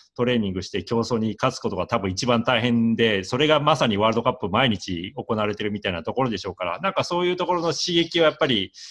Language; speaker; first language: Japanese; native; Japanese